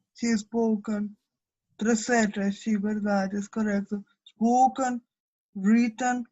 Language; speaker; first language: Spanish; non-native, learner; Russian